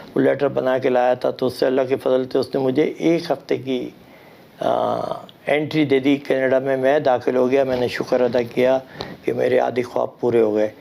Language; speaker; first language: Urdu; native; Urdu